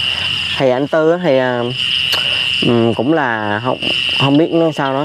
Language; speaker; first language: Vietnamese; native; Vietnamese